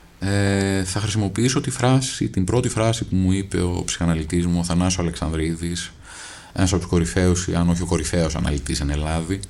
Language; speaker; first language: Greek; native; Greek